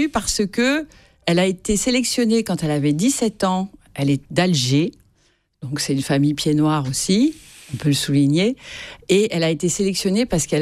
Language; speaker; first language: French; native; French